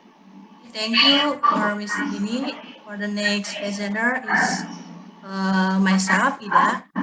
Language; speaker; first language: English; non-native, learner; Indonesian